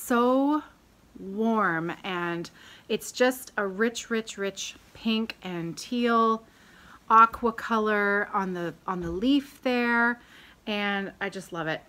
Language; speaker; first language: English; native; English